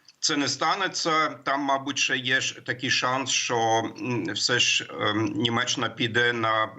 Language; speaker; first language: Ukrainian; non-native, fluent; German